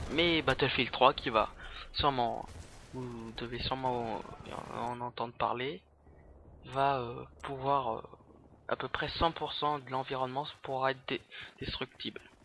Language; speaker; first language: French; native; French